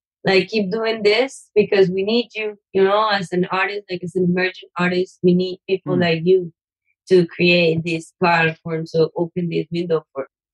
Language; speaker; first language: English; non-native, fluent; Spanish